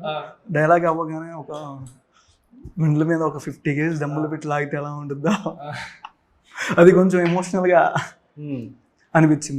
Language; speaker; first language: Telugu; native; Telugu